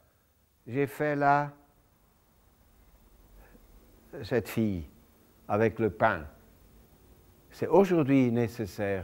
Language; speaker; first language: French; non-native, local second language; German